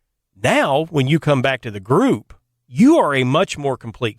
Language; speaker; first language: English; native; English